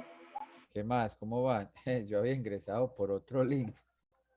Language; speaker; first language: Spanish; native; Spanish